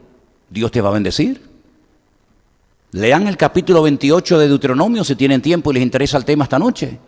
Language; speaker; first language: Spanish; native; Spanish